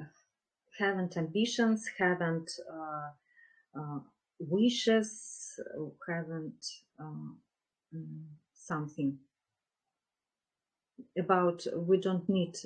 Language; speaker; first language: English; non-native, learner; Russian